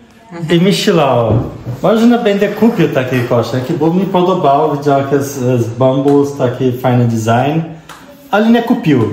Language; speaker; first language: Polish; non-native, learner; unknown